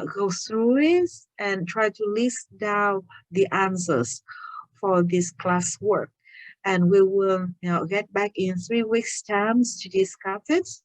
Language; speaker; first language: English; non-native, fluent; Vietnamese